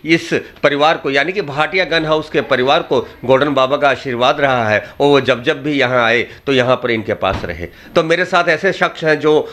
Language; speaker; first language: Hindi; native; Hindi